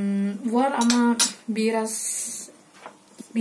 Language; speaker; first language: Turkish; non-native, learner; Indonesian